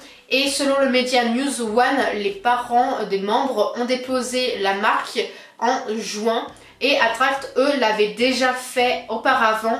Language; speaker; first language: French; native; French